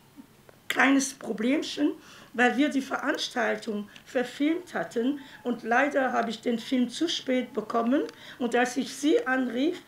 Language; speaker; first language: German; non-native, fluent; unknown